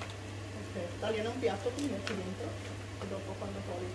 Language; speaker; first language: Italian; non-native, learner; Arabic